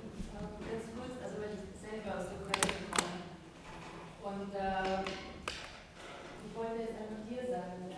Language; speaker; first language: German; non-native, fluent; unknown